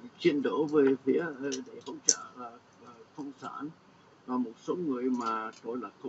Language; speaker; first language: Vietnamese; non-native, fluent; English